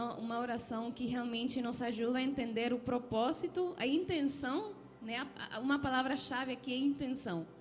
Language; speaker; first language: Portuguese; non-native, fluent; Spanish